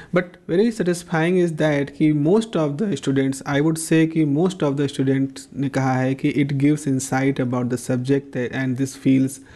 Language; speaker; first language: Hindi; native; Hindi